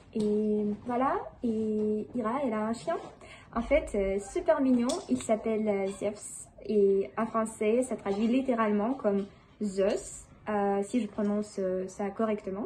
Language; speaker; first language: French; non-native, fluent; Russian